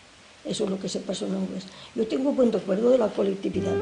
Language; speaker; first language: Spanish; native; Spanish